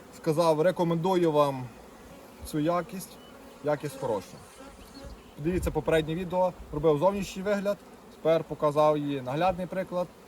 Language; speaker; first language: Ukrainian; native; Ukrainian